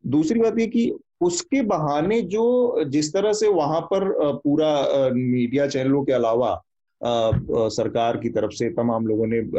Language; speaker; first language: Hindi; native; Hindi